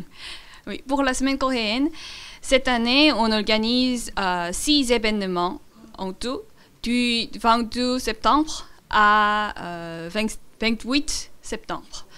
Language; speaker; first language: French; non-native, learner; Korean